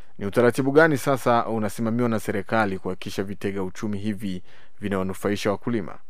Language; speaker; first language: Swahili; native; Swahili